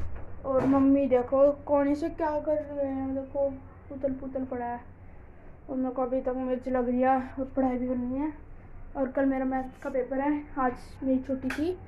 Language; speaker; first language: Hindi; native; Hindi